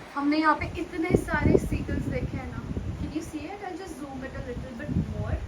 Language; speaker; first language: Hindi; non-native, local second language; Marathi